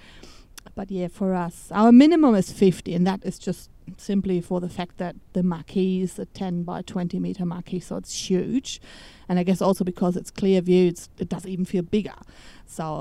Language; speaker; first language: English; non-native, fluent; German